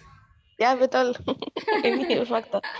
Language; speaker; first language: Indonesian; non-native, learner; Arabic